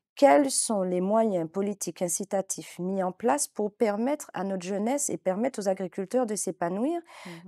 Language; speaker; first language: French; native; French